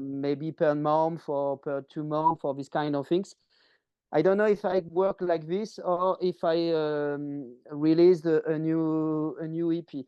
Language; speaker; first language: English; non-native, learner; French